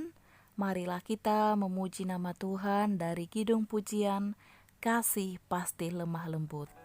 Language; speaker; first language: Malay; native; Malay